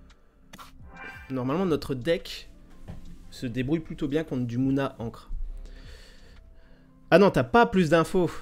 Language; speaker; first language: French; native; French